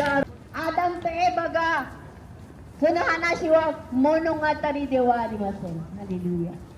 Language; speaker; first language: Japanese; non-native, learner; Filipino